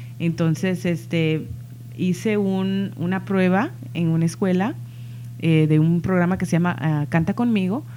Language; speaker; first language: Spanish; early bilingual, heritage; Spanish